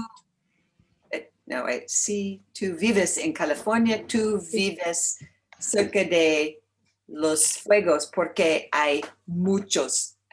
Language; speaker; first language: Spanish; non-native, learner; English